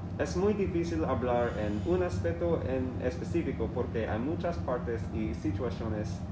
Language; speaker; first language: Spanish; non-native, learner; English